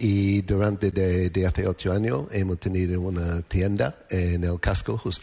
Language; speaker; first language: Spanish; non-native, learner; English